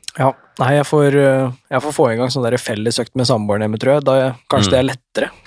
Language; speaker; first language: Norwegian; native; Norwegian